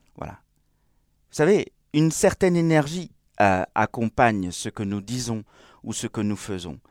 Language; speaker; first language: French; non-native, fluent; Spanish